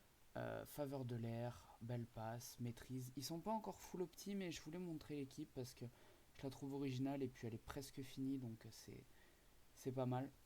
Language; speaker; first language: French; native; French